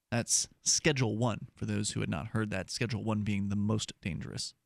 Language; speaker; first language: English; native; English